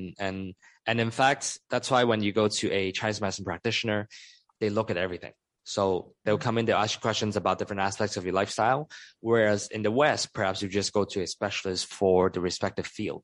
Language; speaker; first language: English; non-native, local second language; Cantonese